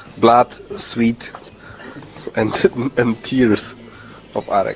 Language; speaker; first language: English; non-native, learner; Polish